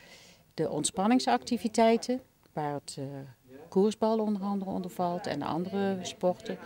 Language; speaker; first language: Dutch; native; Dutch